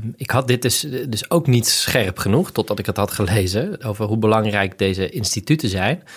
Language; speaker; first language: Dutch; native; Dutch